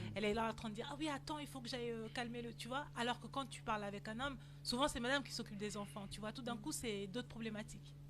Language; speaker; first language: French; native; French